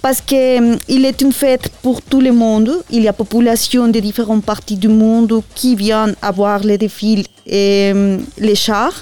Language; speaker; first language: French; non-native, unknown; Spanish